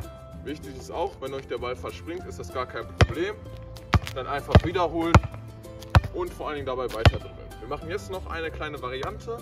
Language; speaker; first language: German; native; German